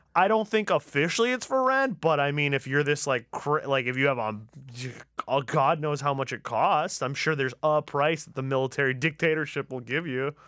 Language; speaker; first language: English; early bilingual, other home language; Persian